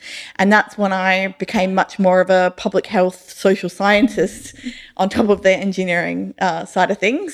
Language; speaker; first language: English; native; English